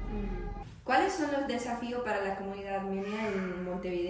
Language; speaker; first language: Spanish; non-native, learner; English